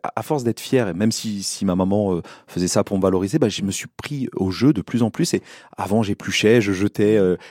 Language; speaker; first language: French; native; French